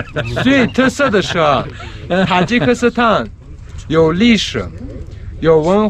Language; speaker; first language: Chinese; non-native, fluent; Tajik